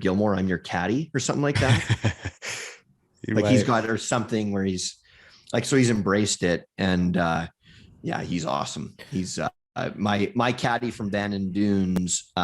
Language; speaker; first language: English; native; English